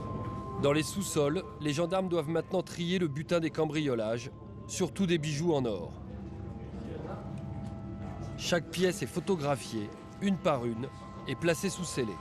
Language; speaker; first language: French; native; French